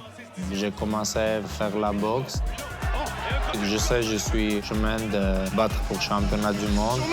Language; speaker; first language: French; non-native, learner; Armenian